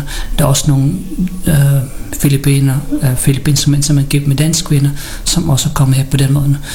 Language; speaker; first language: Danish; non-native, learner; Filipino